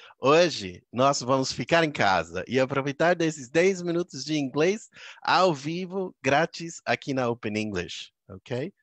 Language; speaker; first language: Portuguese; non-native, fluent; English